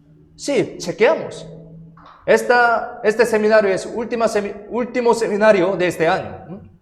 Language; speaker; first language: Spanish; non-native, fluent; Korean